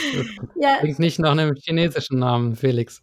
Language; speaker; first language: German; native; German